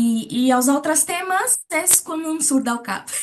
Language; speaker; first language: Catalan; non-native, learner; Portuguese